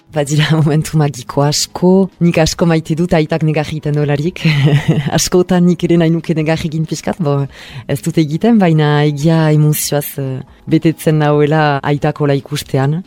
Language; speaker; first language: Basque; native; Basque